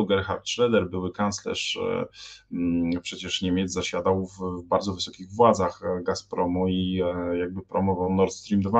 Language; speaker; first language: Polish; native; Polish